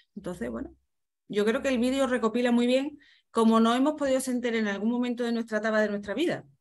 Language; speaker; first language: Spanish; native; Spanish